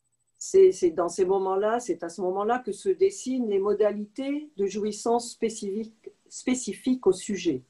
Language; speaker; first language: French; native; French